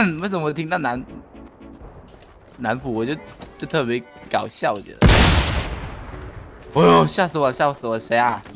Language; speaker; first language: Chinese; native; Chinese